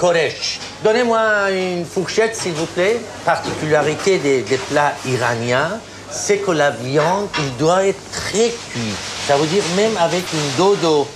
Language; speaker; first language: French; non-native, fluent; Persian